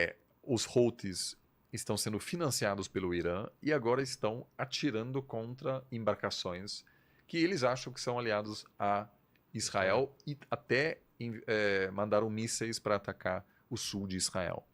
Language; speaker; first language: Portuguese; non-native, fluent; German